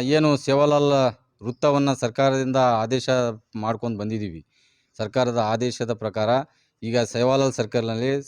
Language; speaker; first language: Kannada; non-native, local second language; Lambadi